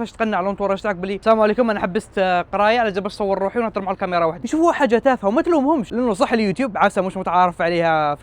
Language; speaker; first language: Arabic; native; Arabic